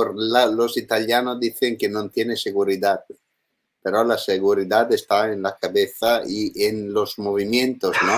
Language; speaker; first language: Spanish; non-native, learner; Italian